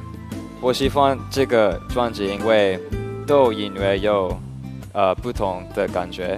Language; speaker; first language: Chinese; non-native, learner; English